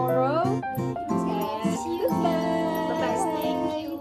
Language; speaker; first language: English; non-native, learner; Indonesian